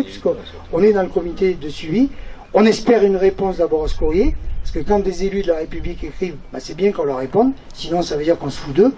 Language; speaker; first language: French; native; French